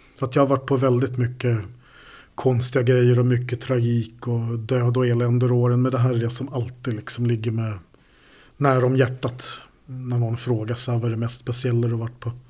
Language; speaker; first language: Swedish; native; Swedish